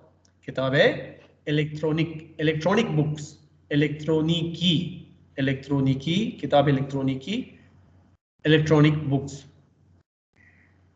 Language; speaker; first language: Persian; non-native, fluent; Urdu